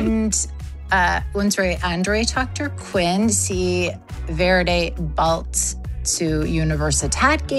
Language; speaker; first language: German; non-native, learner; English